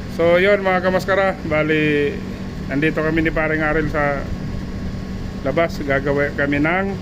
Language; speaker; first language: Filipino; non-native, local second language; Bikol